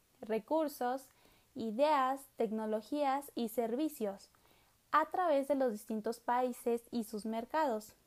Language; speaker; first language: Spanish; native; Spanish